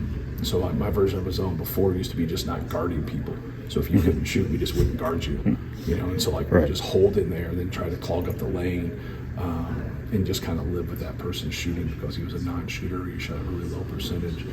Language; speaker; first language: English; native; English